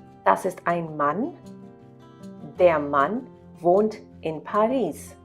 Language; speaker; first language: German; non-native, fluent; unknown